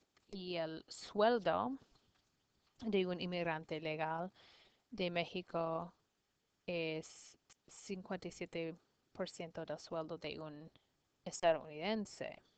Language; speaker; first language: Spanish; non-native, learner; English